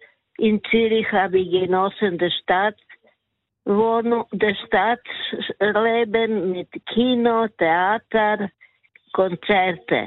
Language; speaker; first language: German; non-native, learner; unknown